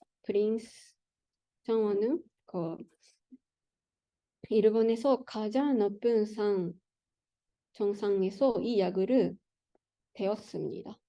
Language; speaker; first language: Korean; non-native, learner; Japanese